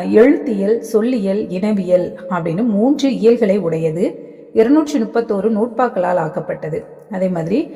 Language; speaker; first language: Tamil; native; Tamil